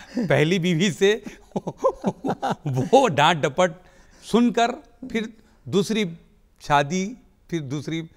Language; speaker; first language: Urdu; native; Urdu